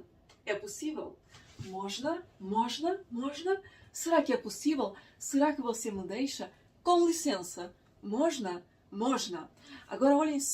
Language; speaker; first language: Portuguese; non-native, fluent; Russian